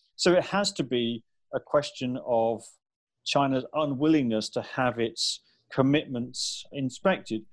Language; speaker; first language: English; native; English